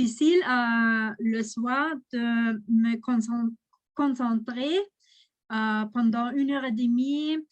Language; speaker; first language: French; non-native, learner; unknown